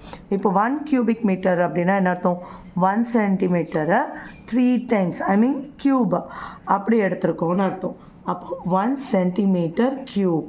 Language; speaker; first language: Tamil; native; Tamil